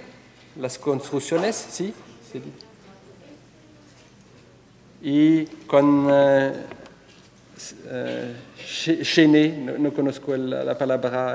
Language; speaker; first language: Spanish; non-native, fluent; French